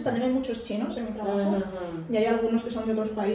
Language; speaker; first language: Spanish; native; Spanish